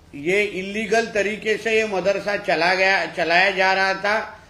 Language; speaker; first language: Hindi; non-native, local second language; Marathi